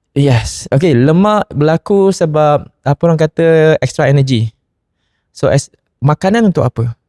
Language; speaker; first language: Malay; native; Malay